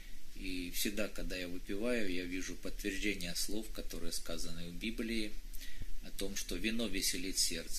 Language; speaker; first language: Russian; native; Russian